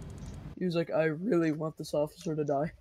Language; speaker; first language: English; native; English